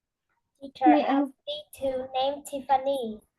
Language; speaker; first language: English; non-native, learner; Vietnamese